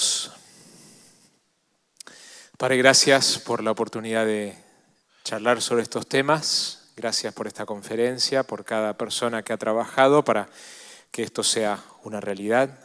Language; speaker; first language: Spanish; native; Spanish